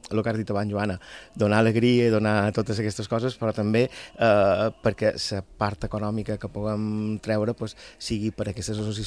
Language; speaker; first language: Catalan; native; Catalan